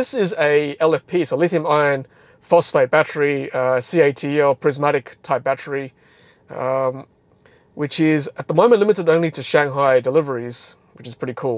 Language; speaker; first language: English; native; English